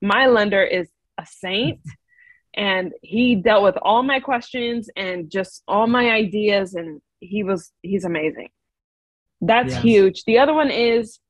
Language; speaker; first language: English; native; English